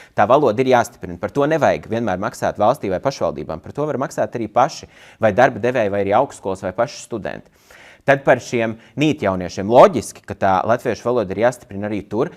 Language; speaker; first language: Latvian; native; Latvian